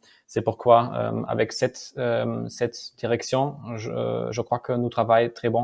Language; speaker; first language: French; non-native, learner; German